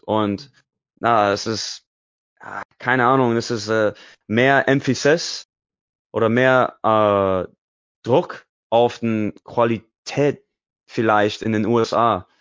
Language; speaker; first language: German; non-native, learner; English